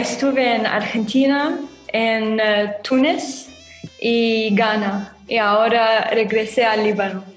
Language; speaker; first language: Spanish; non-native, learner; Arabic